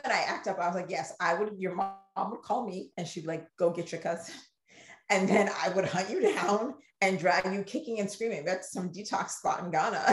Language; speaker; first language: English; native; English